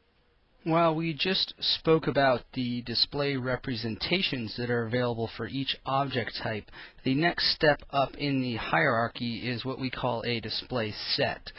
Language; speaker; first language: English; native; English